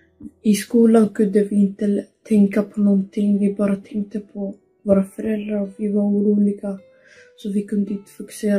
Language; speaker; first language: Swedish; early bilingual, other home language; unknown